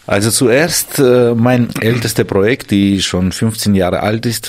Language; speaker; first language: German; non-native, fluent; Armenian